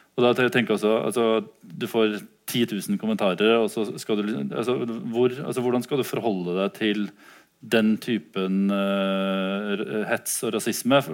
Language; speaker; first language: Norwegian; native; Norwegian